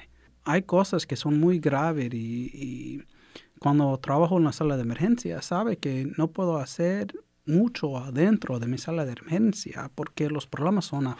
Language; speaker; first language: Spanish; early bilingual, heritage; English